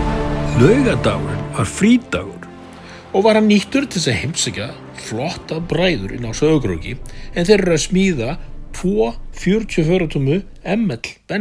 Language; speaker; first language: Icelandic; native; Icelandic